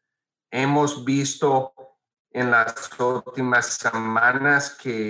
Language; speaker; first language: Spanish; non-native, fluent; English